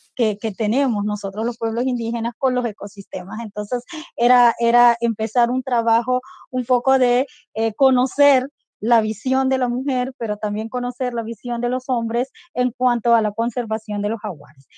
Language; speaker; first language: Spanish; non-native, local second language; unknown